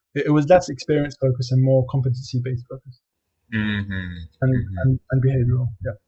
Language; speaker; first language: English; native; English